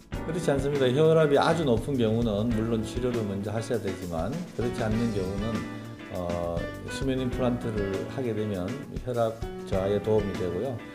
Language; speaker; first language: Korean; native; Korean